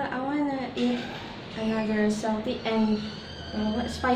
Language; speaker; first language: English; non-native, learner; Indonesian